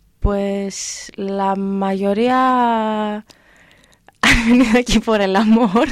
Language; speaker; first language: Spanish; non-native, learner; Greek